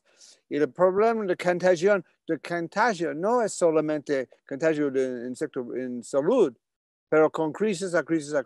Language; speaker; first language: Spanish; non-native, fluent; English